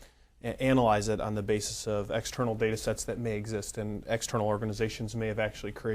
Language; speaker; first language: English; native; English